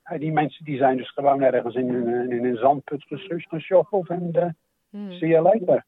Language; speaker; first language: Dutch; native; Dutch